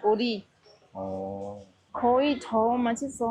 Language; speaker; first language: Korean; non-native, learner; Vietnamese